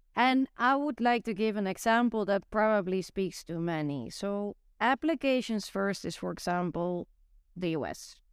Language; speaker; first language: English; non-native, fluent; Dutch